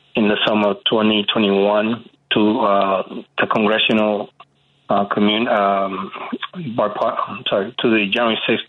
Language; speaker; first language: English; early bilingual, other home language; Spanish